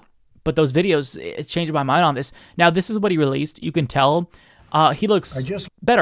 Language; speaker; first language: English; native; English